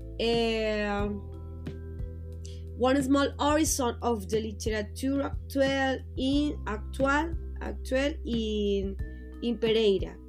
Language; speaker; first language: English; non-native, learner; Spanish